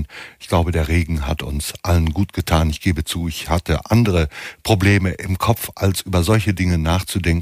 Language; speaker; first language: German; native; German